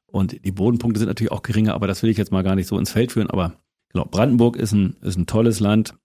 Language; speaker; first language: German; native; German